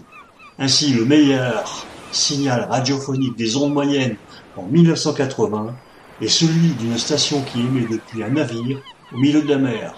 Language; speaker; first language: French; native; French